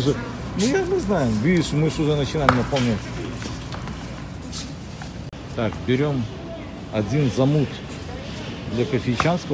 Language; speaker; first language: Russian; native; Russian